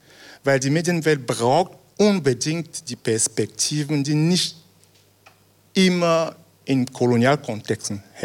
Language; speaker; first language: German; non-native, fluent; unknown